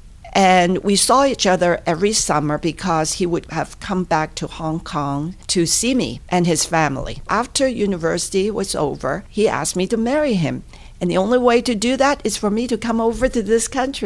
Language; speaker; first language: English; non-native, local second language; Cantonese